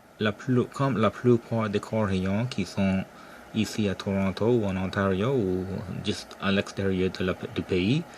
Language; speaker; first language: French; non-native, local second language; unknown